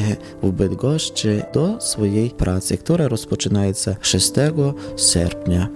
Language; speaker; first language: Polish; non-native, learner; Ukrainian